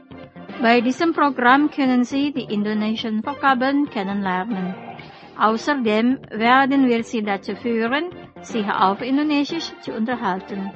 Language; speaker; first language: German; non-native, fluent; Indonesian